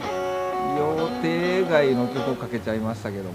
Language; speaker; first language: Japanese; native; Japanese